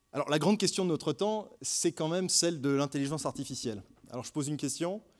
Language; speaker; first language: French; native; French